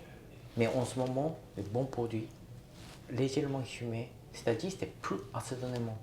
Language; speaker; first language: French; non-native, learner; Japanese